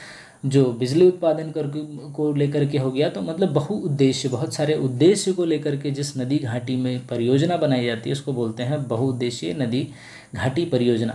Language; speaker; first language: Hindi; native; Hindi